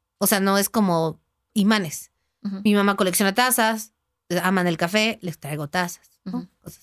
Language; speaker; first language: Spanish; native; Spanish